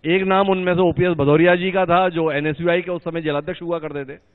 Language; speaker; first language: Hindi; native; Hindi